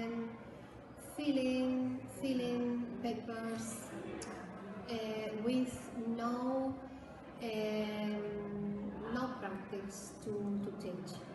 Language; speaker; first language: English; non-native, learner; Spanish